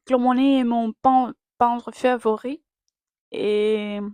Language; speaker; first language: French; non-native, learner; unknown